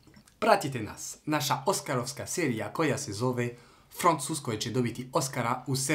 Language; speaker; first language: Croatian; non-native, learner; French